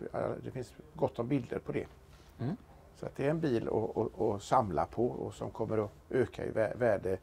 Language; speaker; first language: Swedish; native; Swedish